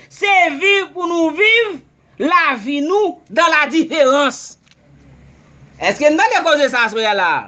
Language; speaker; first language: Haitian Creole; native; Haitian Creole